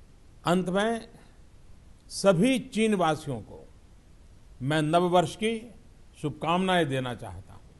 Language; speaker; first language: Hindi; non-native, local second language; Gujarati